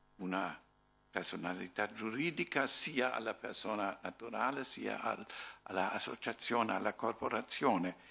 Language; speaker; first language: Italian; non-native, fluent; German